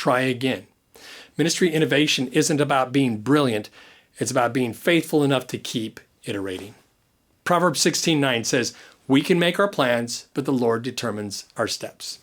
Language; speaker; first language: English; native; English